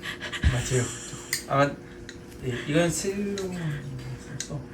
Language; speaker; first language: Korean; non-native, learner; French